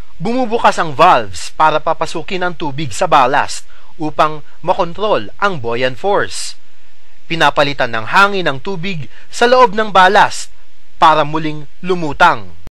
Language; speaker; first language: Filipino; native; Filipino